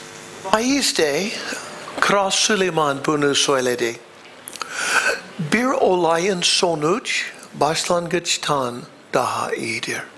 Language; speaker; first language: Turkish; non-native, fluent; English